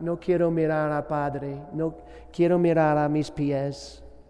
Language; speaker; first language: Spanish; non-native, learner; English